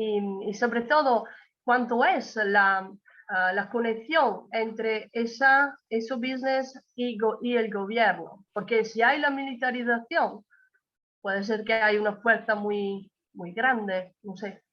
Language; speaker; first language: Spanish; non-native, learner; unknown